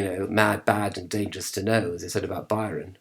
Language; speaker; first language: English; native; English